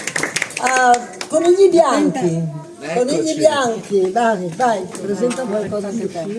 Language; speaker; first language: Italian; native; Italian